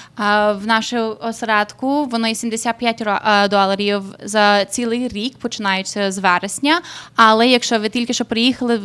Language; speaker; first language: Ukrainian; early bilingual, heritage; Ukrainian